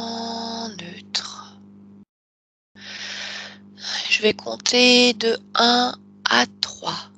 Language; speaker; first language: French; native; French